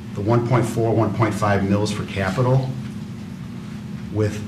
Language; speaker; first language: English; native; English